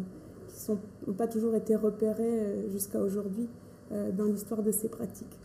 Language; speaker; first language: French; native; French